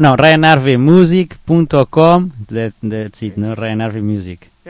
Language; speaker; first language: English; non-native, learner; Spanish